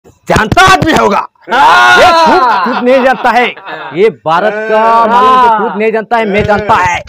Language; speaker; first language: Hindi; non-native, local second language; Bangla